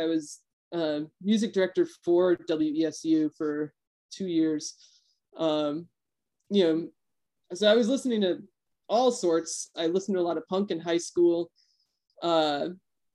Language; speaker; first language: English; native; English